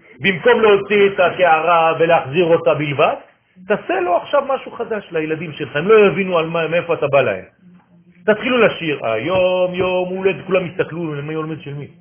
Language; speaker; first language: Hebrew; non-native, fluent; French